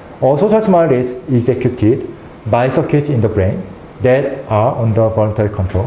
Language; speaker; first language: English; non-native, fluent; Korean